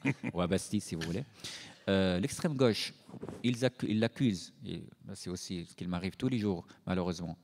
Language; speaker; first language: French; non-native, fluent; Arabic